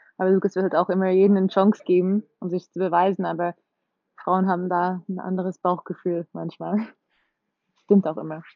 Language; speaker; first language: German; non-native, fluent; English